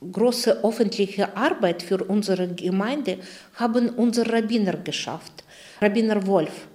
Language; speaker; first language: German; non-native, fluent; Russian